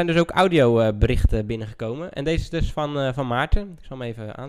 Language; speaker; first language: Dutch; native; Dutch